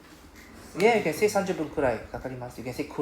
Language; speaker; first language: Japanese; non-native, fluent; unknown